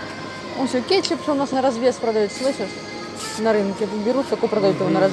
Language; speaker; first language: Russian; non-native, local second language; Ukrainian